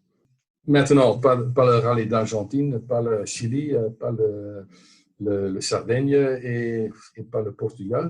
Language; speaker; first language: French; non-native, local second language; Dutch